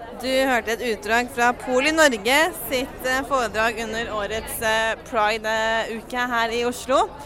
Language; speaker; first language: Norwegian; native; Norwegian